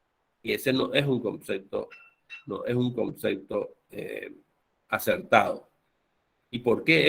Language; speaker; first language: Spanish; native; Spanish